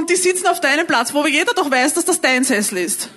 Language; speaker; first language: German; native; German